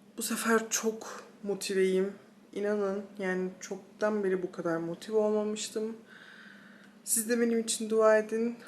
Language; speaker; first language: Turkish; early bilingual, heritage; Turkish